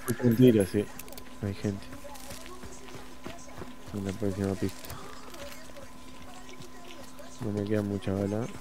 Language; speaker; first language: Spanish; native; Spanish